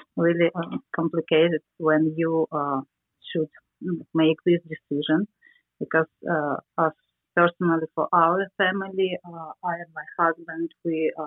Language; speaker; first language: English; non-native, learner; Russian